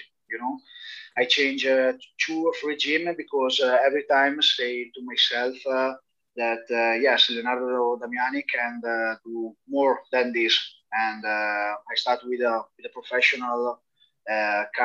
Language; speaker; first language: English; non-native, learner; Italian